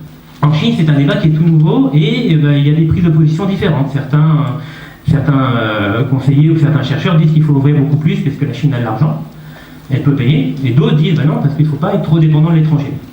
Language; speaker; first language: French; native; French